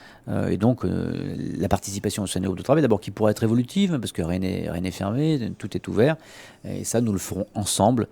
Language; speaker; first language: French; native; French